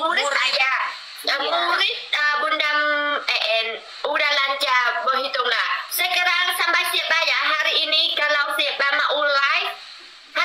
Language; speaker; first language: Indonesian; non-native, learner; Vietnamese